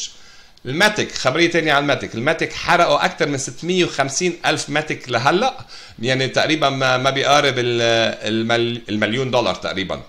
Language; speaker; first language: Arabic; native; Arabic